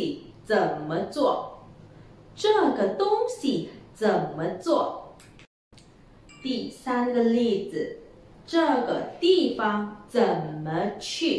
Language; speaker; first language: Chinese; non-native, local second language; Malay